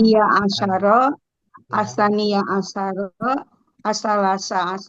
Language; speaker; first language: Arabic; non-native, learner; Indonesian